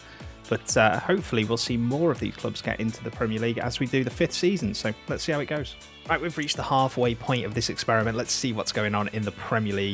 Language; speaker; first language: English; native; English